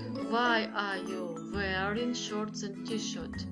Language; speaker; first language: English; non-native, fluent; Ukrainian